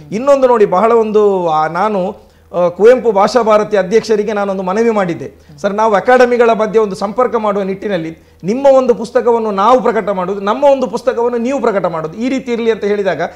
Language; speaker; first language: Kannada; non-native, local second language; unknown